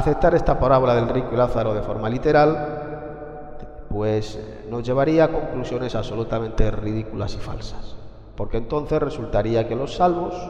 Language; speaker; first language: Spanish; native; Spanish